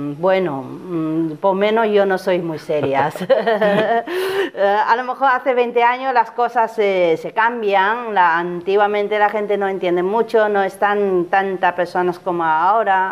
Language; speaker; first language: Spanish; non-native, learner; Chinese